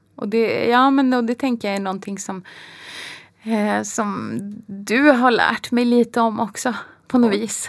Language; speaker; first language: Swedish; native; Swedish